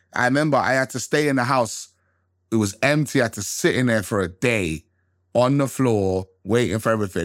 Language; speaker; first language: English; early bilingual, other home language; Krio